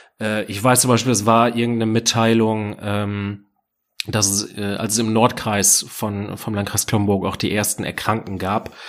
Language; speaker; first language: German; native; German